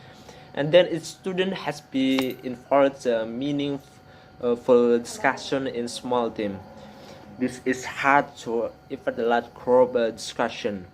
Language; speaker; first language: English; non-native, learner; Indonesian